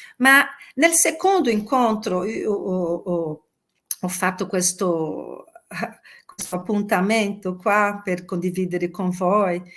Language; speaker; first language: Italian; non-native, fluent; Portuguese